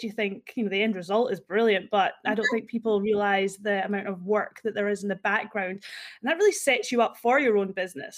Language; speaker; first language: English; native; English